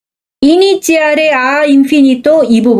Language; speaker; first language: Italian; non-native, fluent; Korean